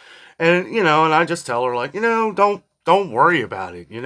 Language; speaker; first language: English; native; English